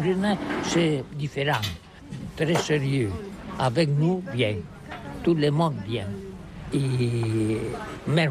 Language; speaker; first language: French; non-native, learner; Catalan